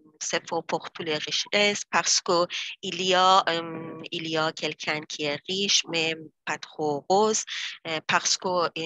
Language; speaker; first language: French; non-native, learner; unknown